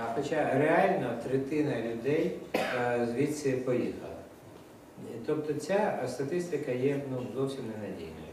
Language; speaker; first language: Ukrainian; non-native, local second language; Russian